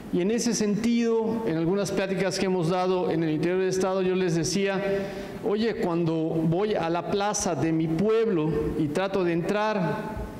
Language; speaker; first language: Spanish; native; Spanish